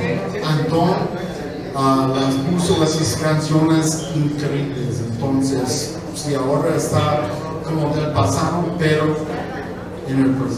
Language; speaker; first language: Spanish; non-native, fluent; English